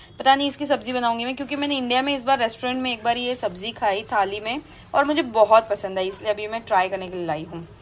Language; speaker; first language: Hindi; non-native, local second language; Marathi